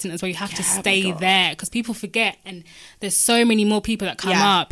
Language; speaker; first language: English; native; English